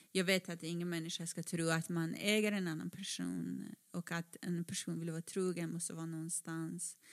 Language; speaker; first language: Swedish; non-native, fluent; Persian